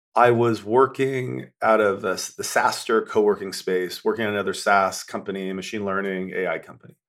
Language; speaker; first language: English; native; English